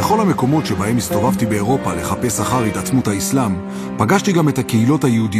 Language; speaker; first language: Hebrew; native; Hebrew